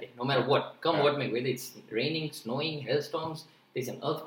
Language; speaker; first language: English; non-native, local second language; Gujarati